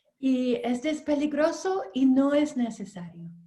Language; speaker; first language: Spanish; non-native, learner; English